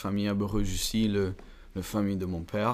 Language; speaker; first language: French; non-native, learner; Dutch